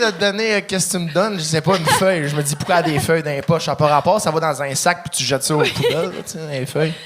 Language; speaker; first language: French; native; French